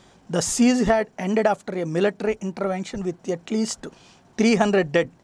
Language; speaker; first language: English; non-native, local second language; Telugu